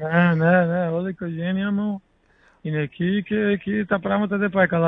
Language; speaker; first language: Greek; non-native, learner; Portuguese